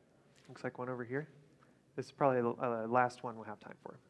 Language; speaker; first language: English; native; English